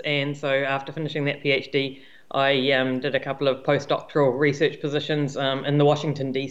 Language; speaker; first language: English; native; English